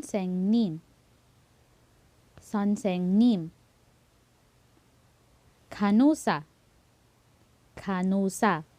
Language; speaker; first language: Korean; non-native, learner; Filipino